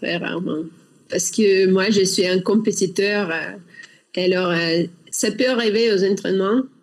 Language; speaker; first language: French; non-native, learner; Russian